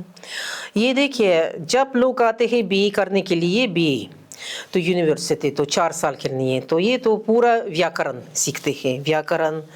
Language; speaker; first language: Hindi; non-native, fluent; Russian